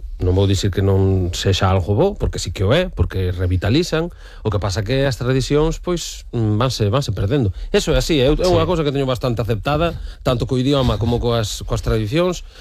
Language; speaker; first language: Galician; native; Galician